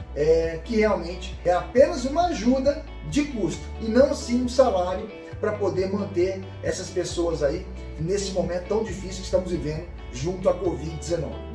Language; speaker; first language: Portuguese; native; Portuguese